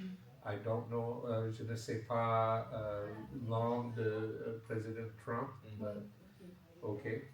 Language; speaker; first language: French; non-native, learner; English